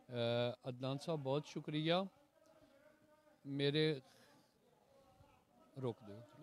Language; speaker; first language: Hindi; non-native, local second language; Punjabi